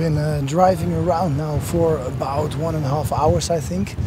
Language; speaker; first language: English; non-native, fluent; Dutch